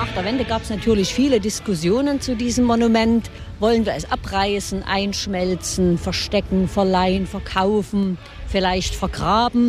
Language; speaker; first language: German; native; German